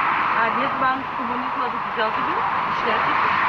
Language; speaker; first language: Turkish; early bilingual, heritage; Turkish